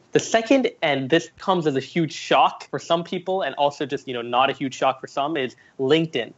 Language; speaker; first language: English; early bilingual, other home language; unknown